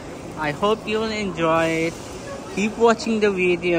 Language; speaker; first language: English; non-native, local second language; Urdu